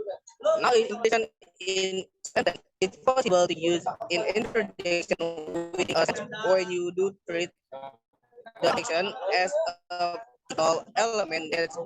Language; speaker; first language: English; non-native, learner; Indonesian